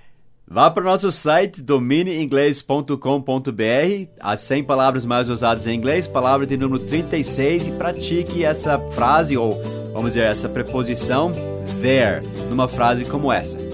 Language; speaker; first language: Portuguese; non-native, fluent; English